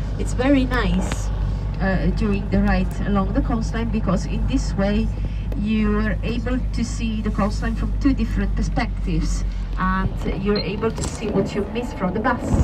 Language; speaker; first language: English; non-native, fluent; Italian